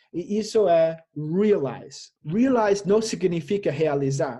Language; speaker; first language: Portuguese; non-native, fluent; English